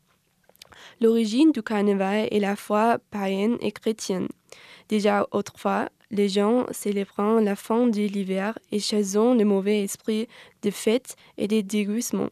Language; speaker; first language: French; non-native, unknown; German